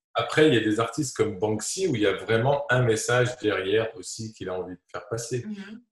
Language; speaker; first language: French; native; French